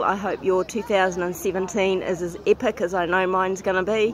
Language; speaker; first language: English; native; English